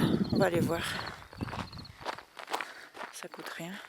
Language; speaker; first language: French; native; French